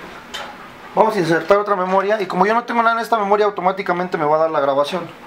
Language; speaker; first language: Spanish; native; Spanish